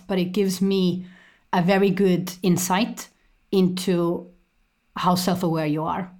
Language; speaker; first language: English; non-native, fluent; Estonian